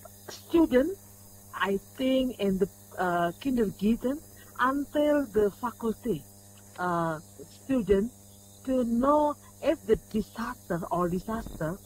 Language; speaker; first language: English; non-native, learner; Indonesian